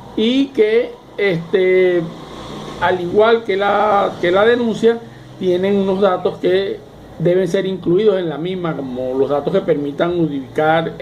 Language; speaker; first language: Spanish; native; Spanish